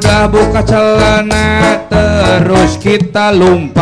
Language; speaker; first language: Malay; non-native, local second language; Sundanese